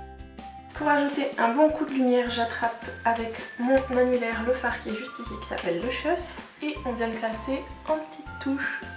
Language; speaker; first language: French; native; French